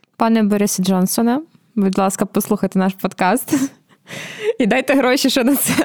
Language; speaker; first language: Ukrainian; native; Ukrainian